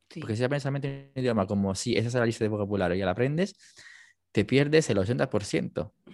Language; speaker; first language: Spanish; non-native, fluent; Italian